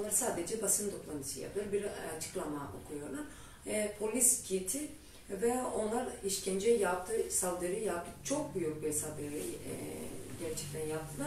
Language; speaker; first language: Turkish; non-native, learner; Greek